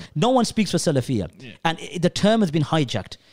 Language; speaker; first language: English; early bilingual, other home language; Urdu